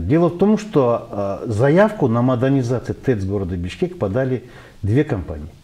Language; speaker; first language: Russian; non-native, local second language; Kyrgyz